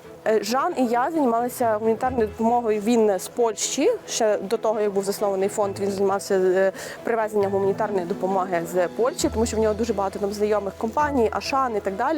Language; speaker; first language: Ukrainian; native; Ukrainian